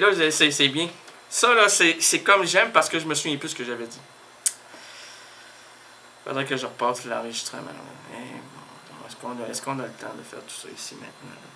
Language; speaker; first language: French; native; French